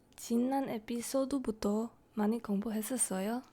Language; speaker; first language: Korean; non-native, learner; English